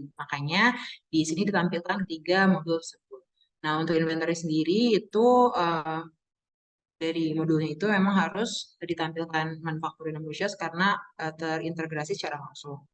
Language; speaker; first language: Indonesian; native; Indonesian